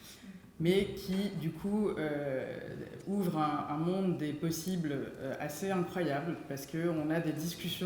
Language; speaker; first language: French; native; French